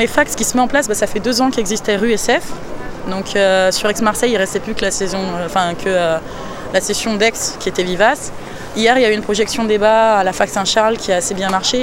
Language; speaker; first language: French; native; French